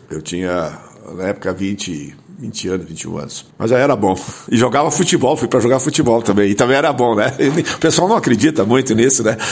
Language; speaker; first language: Portuguese; non-native, local second language; German